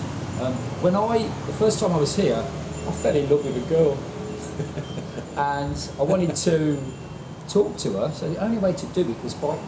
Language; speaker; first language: English; native; English